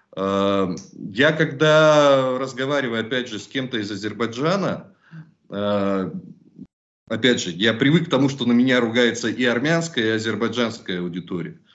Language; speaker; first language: Russian; native; Russian